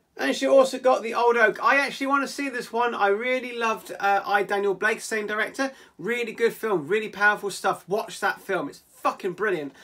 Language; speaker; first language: English; native; English